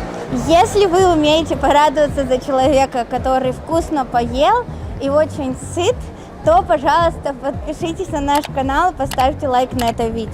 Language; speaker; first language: Russian; native; Russian